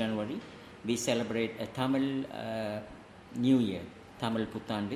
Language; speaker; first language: English; non-native, local second language; Tamil